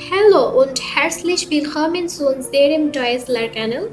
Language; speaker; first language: German; non-native, learner; Bangla